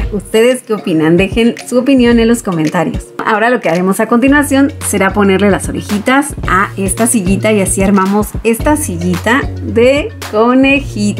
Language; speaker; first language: Spanish; native; Spanish